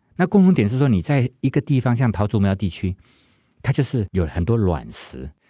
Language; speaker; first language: Chinese; non-native, local second language; Hakka Chinese